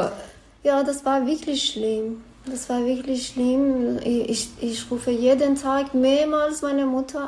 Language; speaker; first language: German; non-native, learner; Persian